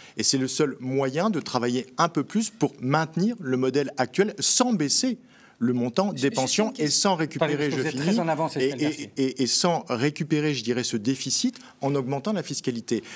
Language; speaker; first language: French; native; French